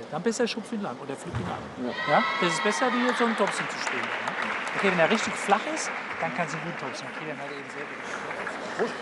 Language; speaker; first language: German; native; German